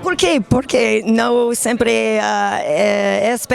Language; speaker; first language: Portuguese; non-native, learner; English